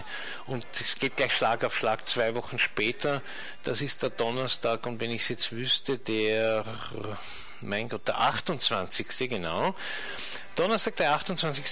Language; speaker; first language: German; native; German